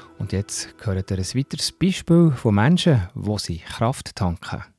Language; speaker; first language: German; native; German